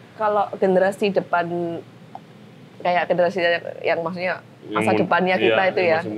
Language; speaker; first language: Indonesian; native; Indonesian